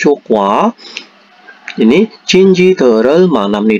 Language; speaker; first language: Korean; non-native, fluent; Indonesian